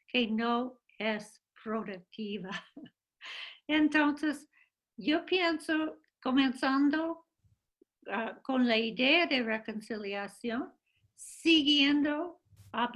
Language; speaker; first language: Spanish; non-native, fluent; English